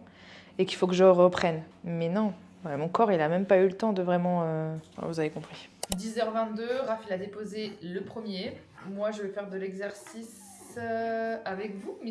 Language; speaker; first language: French; native; French